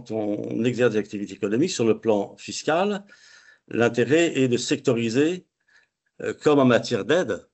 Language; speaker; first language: French; native; French